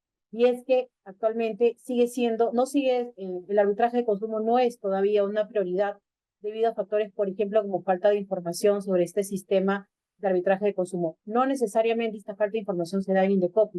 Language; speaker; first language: Spanish; native; Spanish